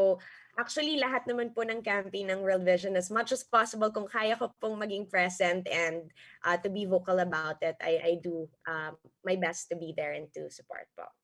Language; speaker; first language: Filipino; native; Filipino